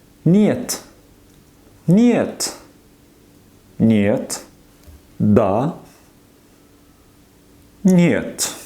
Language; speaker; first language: Russian; non-native, fluent; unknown